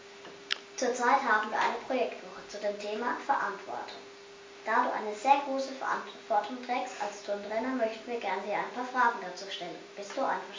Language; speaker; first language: German; native; German